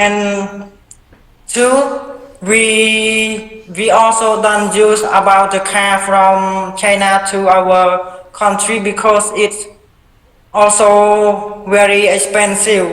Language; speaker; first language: English; non-native, learner; Khmer